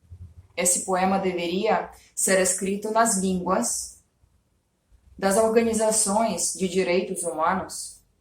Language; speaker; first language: Portuguese; non-native, fluent; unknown